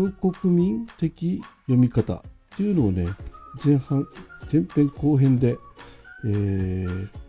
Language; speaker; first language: Japanese; native; Japanese